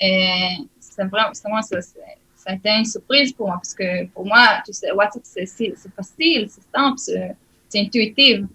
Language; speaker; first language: French; early bilingual, heritage; Hebrew